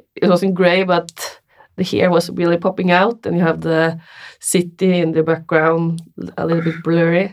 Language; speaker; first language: English; non-native, learner; Norwegian